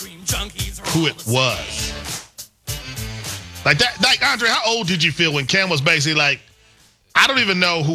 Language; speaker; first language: English; native; English